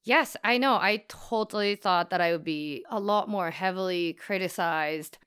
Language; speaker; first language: English; non-native, fluent; Japanese